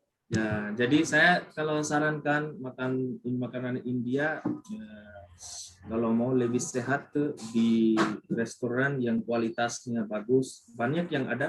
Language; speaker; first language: Indonesian; non-native, fluent; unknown